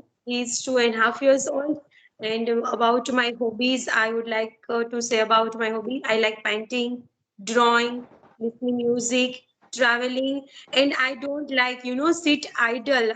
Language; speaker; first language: English; non-native, learner; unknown